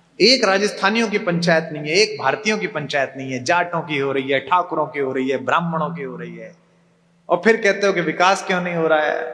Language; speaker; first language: Hindi; native; Hindi